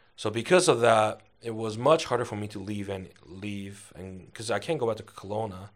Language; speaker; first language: English; early bilingual, other home language; Chinese